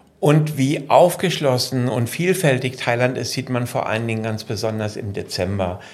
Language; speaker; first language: German; native; German